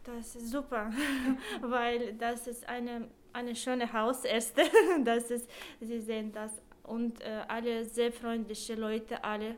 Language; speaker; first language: German; non-native, learner; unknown